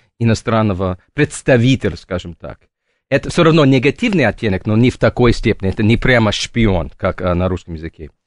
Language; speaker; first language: Russian; non-native, fluent; English